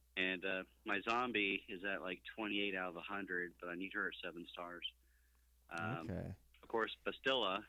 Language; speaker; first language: English; native; English